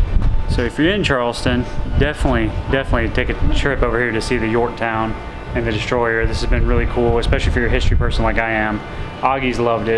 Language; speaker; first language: English; native; English